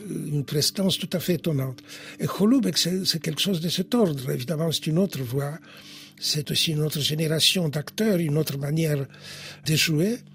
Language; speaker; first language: French; non-native, fluent; Polish